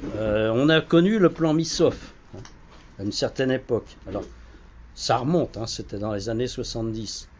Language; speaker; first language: French; native; French